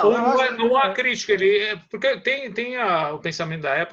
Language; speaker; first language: Portuguese; native; Portuguese